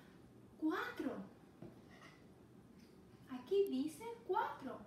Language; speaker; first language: Spanish; non-native, fluent; English